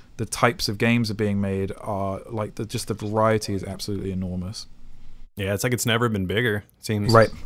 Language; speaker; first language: English; native; English